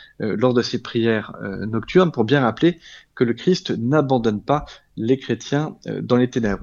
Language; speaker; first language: French; native; French